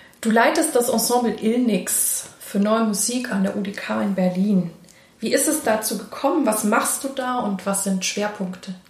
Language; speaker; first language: German; native; German